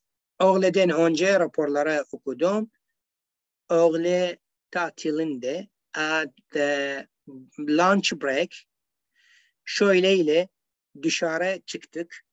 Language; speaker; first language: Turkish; non-native, learner; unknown